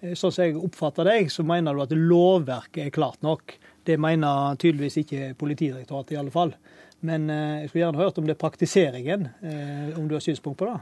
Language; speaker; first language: Norwegian; native; Norwegian